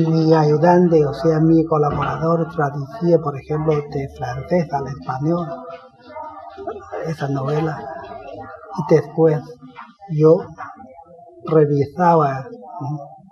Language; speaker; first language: Spanish; non-native, fluent; Chinese